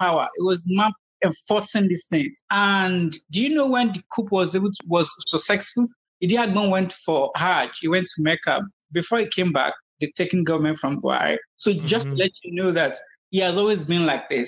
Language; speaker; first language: English; non-native, local second language; Yoruba